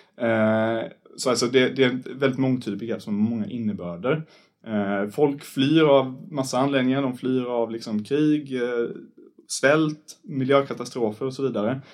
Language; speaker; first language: Swedish; native; Swedish